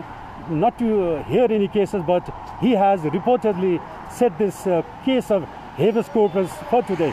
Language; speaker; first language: English; non-native, local second language; Nepali